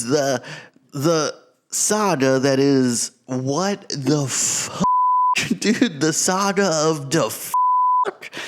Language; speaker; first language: English; native; English